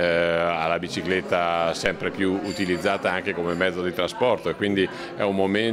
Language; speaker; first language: Italian; native; Italian